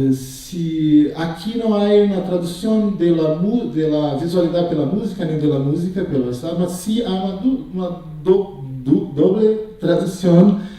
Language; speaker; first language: Portuguese; native; Portuguese